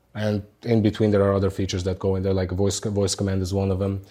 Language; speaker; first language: English; non-native, fluent; Arabic